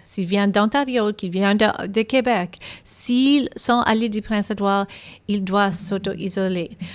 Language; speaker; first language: French; non-native, local second language; English